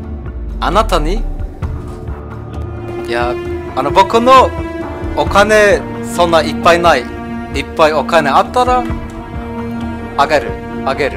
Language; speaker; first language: Japanese; non-native, learner; German